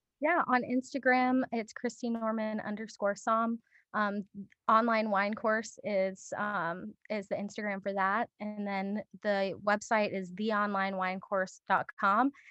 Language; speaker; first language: English; early bilingual, other home language; Japanese